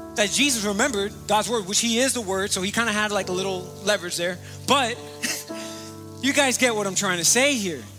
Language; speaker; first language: English; native; English